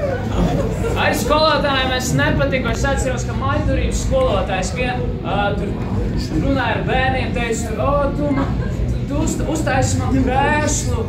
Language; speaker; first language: Latvian; non-native, local second language; Russian